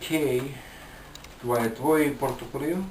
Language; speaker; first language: Bulgarian; non-native, learner; Finnish